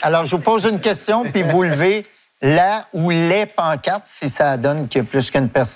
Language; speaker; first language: French; native; French